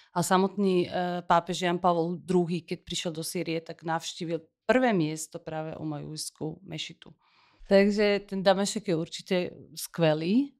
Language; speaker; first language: Slovak; early bilingual, heritage; Slovak